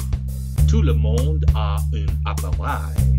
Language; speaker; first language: French; non-native, learner; English